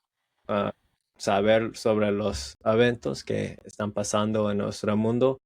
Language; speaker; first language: Spanish; non-native, learner; English